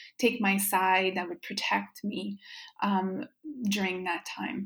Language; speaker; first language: English; non-native, fluent; French